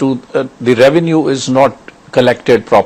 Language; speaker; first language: English; non-native, local second language; Urdu